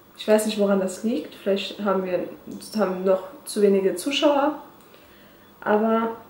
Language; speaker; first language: German; early bilingual, other home language; Turkish